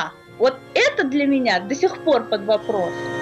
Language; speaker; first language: Russian; native; Russian